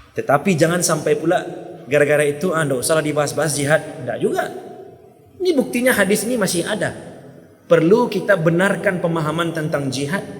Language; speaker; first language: Malay; non-native, local second language; Minangkabau